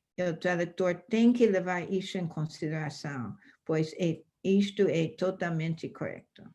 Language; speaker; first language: Portuguese; non-native, fluent; English